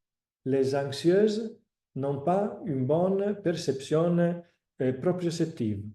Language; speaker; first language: French; non-native, fluent; Italian